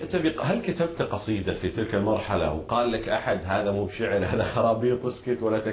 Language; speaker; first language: Arabic; native; Arabic